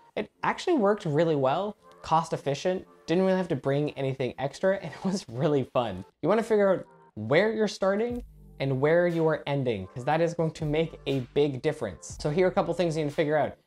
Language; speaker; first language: English; native; English